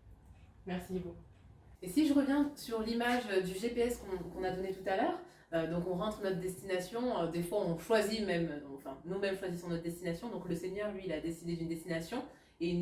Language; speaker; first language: French; native; French